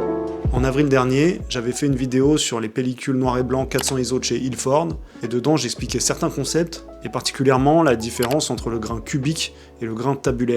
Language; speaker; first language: French; native; French